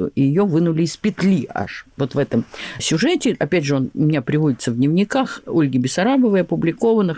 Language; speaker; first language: Russian; native; Russian